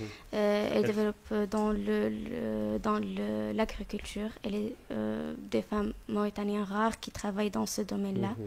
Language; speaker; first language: French; non-native, fluent; Arabic